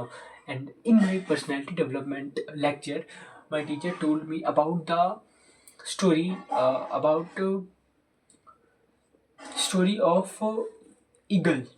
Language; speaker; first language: English; non-native, local second language; Hindi